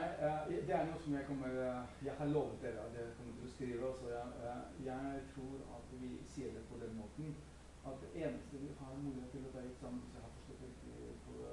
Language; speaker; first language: Norwegian; non-native, fluent; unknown